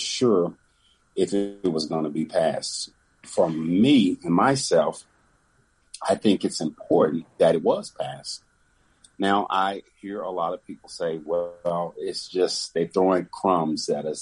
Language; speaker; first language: English; native; English